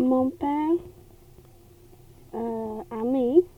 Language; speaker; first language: French; non-native, learner; English